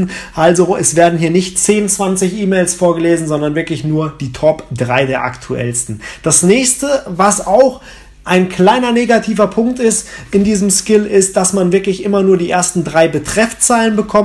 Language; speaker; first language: German; native; German